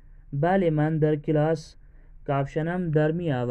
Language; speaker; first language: Persian; non-native, fluent; Urdu